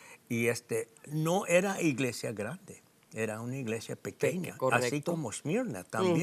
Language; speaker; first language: Spanish; non-native, fluent; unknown